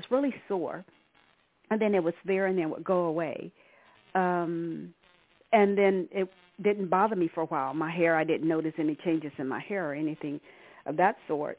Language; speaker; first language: English; native; English